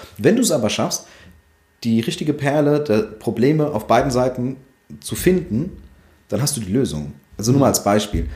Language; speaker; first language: German; early bilingual, other home language; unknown